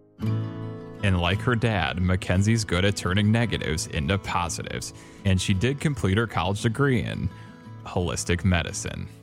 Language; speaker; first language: English; native; English